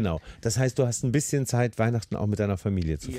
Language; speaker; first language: German; native; German